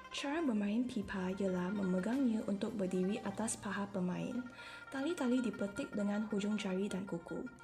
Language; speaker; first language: Malay; non-native, local second language; Chinese